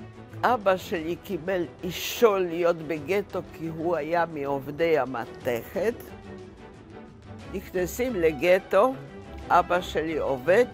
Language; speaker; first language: Hebrew; non-native, fluent; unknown